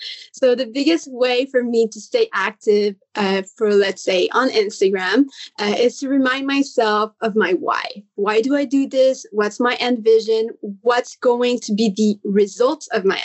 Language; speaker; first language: English; native; English